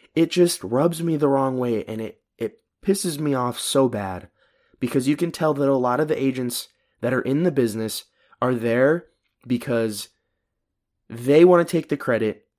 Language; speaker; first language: English; early bilingual, other home language; Filipino